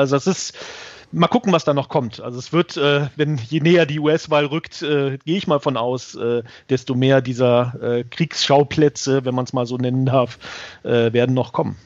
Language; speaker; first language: German; native; German